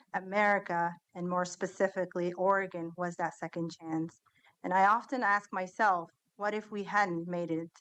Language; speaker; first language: English; early bilingual, other home language; Somali